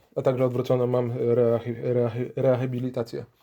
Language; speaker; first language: Polish; native; Polish